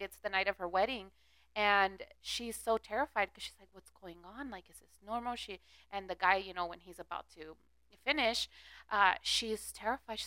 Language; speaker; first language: English; early bilingual, other home language; Spanish